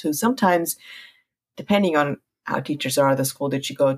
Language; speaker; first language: English; early bilingual, other home language; Punjabi